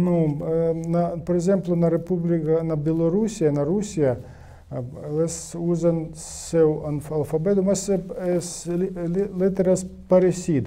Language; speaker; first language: Portuguese; non-native, learner; Ukrainian